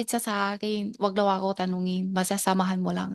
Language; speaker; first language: Filipino; non-native, learner; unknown